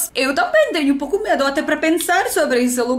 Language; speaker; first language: Portuguese; non-native, learner; Russian